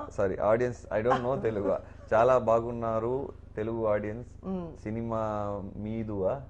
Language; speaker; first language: Telugu; non-native, learner; Tamil